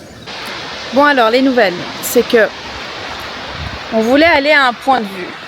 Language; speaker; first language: French; native; French